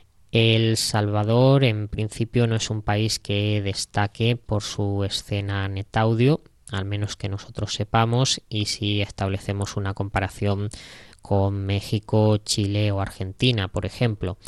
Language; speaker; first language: Spanish; native; Spanish